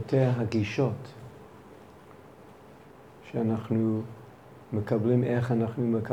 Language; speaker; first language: Hebrew; non-native, fluent; English